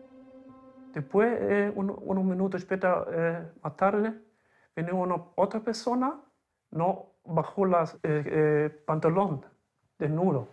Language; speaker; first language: Spanish; non-native, local second language; German